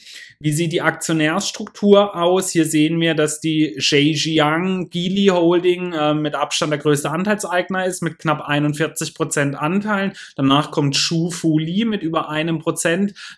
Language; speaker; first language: German; native; German